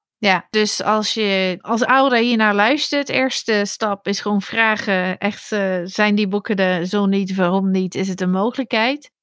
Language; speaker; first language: Dutch; non-native, fluent; English